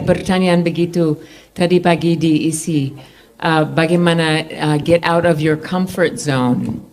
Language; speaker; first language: Indonesian; non-native, fluent; English